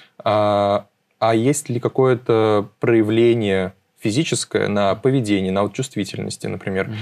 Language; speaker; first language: Russian; native; Russian